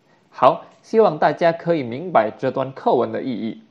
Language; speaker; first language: Chinese; non-native, fluent; Indonesian